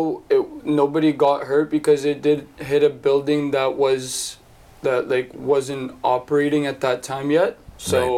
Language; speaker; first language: English; native; English